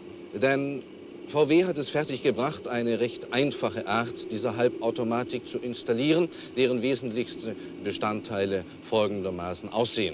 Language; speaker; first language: German; native; German